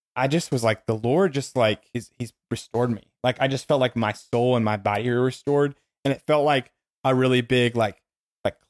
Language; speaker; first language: English; native; English